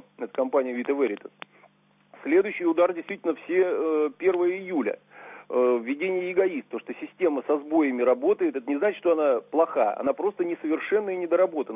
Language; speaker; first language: Russian; native; Russian